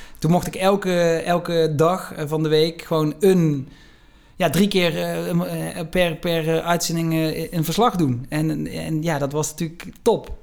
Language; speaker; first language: Dutch; native; Dutch